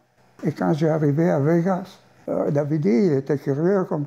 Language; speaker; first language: French; non-native, fluent; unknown